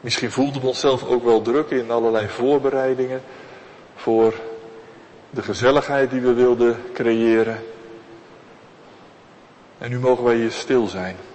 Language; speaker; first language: Dutch; native; Dutch